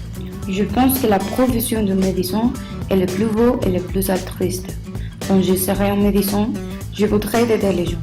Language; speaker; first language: French; non-native, learner; Spanish